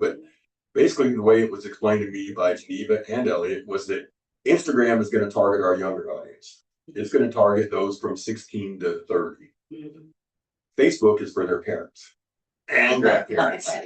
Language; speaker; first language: English; native; English